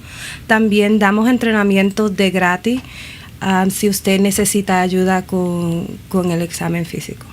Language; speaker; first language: Spanish; early bilingual, other home language; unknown